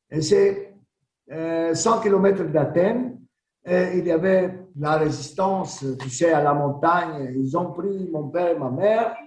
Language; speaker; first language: French; non-native, learner; Greek